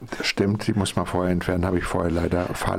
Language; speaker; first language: German; native; German